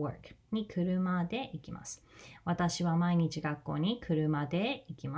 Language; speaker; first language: Japanese; non-native, fluent; English